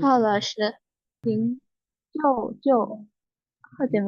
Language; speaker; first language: Chinese; non-native, learner; Burmese